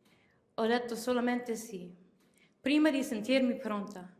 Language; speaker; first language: Italian; non-native, fluent; English